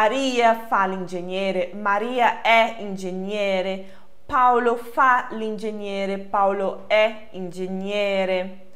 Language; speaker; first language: Italian; non-native, fluent; Portuguese